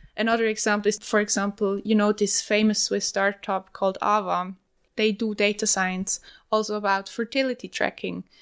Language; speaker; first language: English; non-native, fluent; German